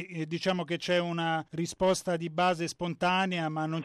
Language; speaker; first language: Italian; native; Italian